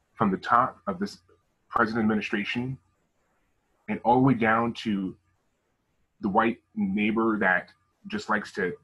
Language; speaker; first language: English; native; English